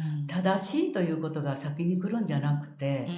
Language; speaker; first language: Japanese; early bilingual, heritage; Korean